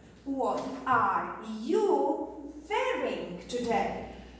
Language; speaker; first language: English; non-native, fluent; Czech